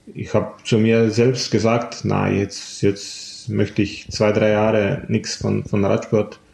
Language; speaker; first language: German; non-native, fluent; Slovenian